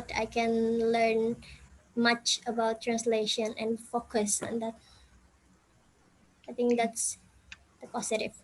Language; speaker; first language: English; non-native, fluent; Indonesian